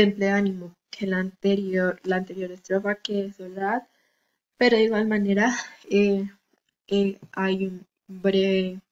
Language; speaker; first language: Spanish; native; Spanish